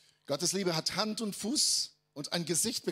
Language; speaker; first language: German; non-native, fluent; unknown